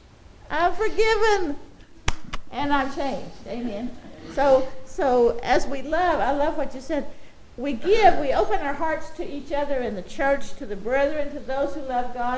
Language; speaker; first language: English; native; English